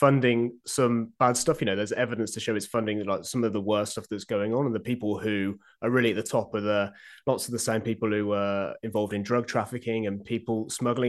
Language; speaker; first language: English; native; English